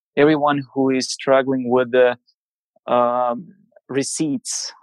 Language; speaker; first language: English; non-native, fluent; Russian